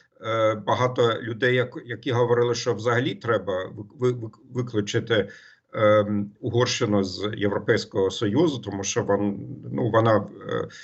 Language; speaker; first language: Ukrainian; non-native, fluent; German